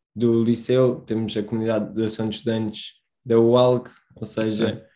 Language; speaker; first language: Portuguese; early bilingual, other home language; Romanian